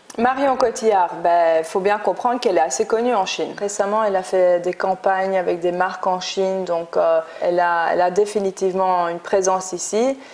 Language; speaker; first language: French; early bilingual, other home language; English